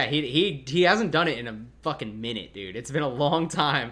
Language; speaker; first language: English; native; English